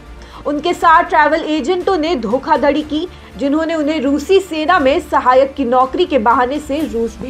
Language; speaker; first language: Hindi; native; Hindi